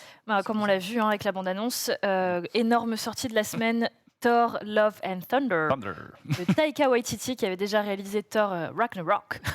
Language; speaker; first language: French; native; French